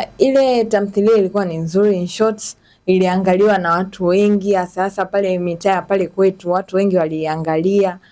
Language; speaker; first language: Swahili; native; Swahili